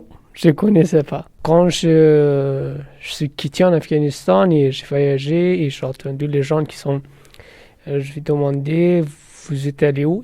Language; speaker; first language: French; non-native, learner; Persian